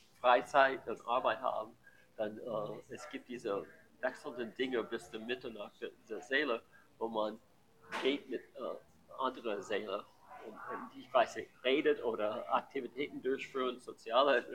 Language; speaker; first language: German; non-native, learner; English